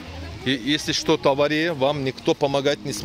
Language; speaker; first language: Russian; non-native, learner; Turkish